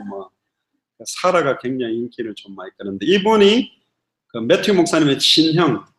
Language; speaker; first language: Korean; native; Korean